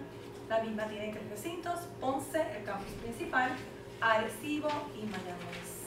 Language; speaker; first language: Spanish; native; Spanish